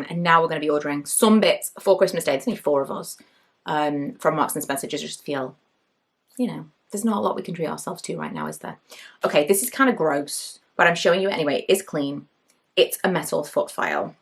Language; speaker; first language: English; native; English